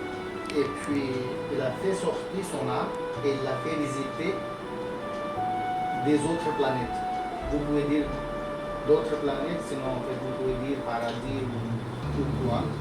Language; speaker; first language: French; non-native, learner; Hindi